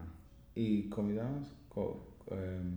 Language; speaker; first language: Spanish; non-native, learner; English